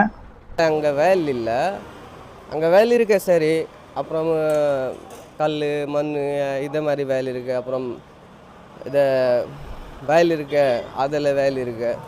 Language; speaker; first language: Tamil; non-native, local second language; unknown